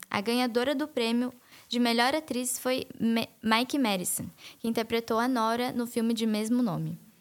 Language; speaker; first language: Portuguese; native; Portuguese